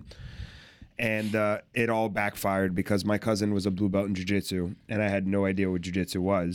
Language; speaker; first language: English; native; English